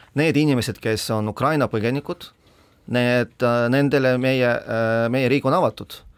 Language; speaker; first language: Estonian; non-native, local second language; Russian